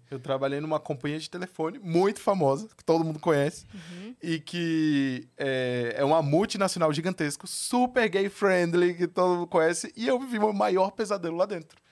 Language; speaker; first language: Portuguese; native; Portuguese